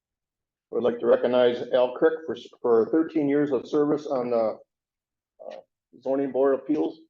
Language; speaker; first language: English; native; English